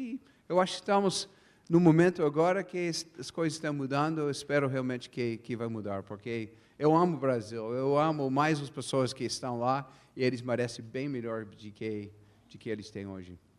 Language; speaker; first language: Portuguese; non-native, fluent; English